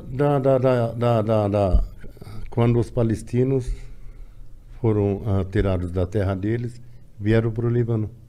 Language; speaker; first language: Portuguese; non-native, fluent; Arabic